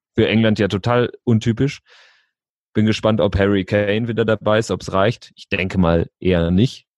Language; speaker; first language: German; native; German